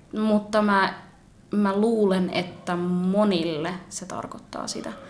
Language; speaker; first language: Finnish; early bilingual, other home language; Somali